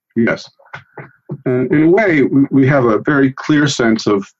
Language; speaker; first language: English; early bilingual, other home language; Italian